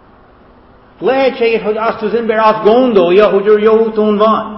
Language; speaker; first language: Hungarian; non-native, fluent; English